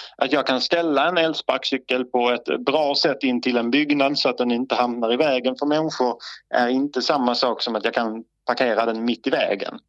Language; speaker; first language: Swedish; native; Swedish